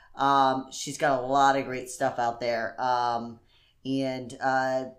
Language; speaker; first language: English; native; English